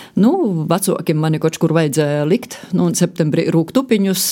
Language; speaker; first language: Latvian; native; Latvian